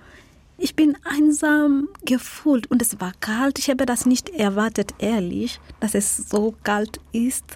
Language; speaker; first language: German; non-native, fluent; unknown